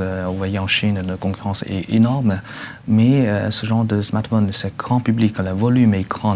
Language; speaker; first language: French; non-native, learner; Chinese